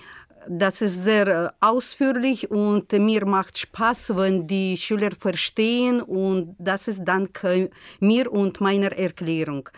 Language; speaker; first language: German; non-native, fluent; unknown